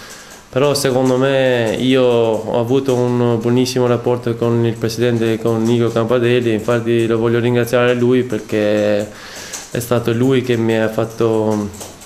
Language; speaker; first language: Italian; non-native, fluent; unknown